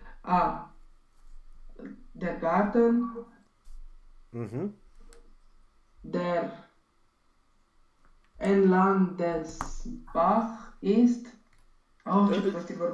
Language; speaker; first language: German; non-native, learner; Romanian